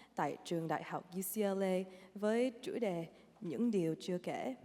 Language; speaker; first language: Vietnamese; early bilingual, heritage; Vietnamese